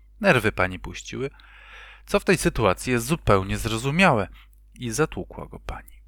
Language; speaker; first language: Polish; native; Polish